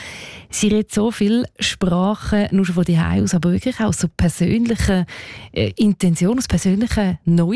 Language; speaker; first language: German; native; German